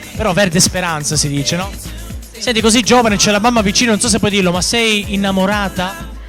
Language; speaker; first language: Italian; native; Italian